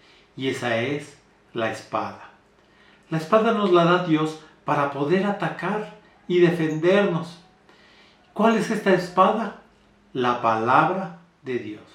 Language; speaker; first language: Spanish; native; Spanish